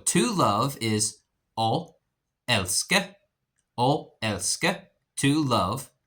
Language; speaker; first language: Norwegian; non-native, learner; English